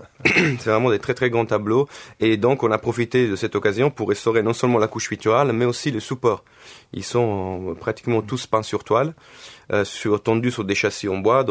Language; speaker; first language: French; non-native, fluent; Italian